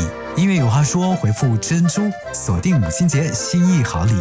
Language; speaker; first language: Chinese; native; Chinese